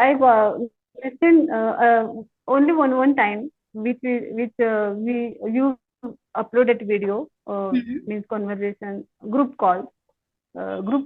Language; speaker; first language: English; non-native, learner; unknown